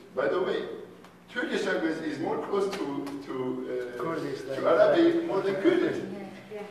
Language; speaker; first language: English; non-native, fluent; Arabic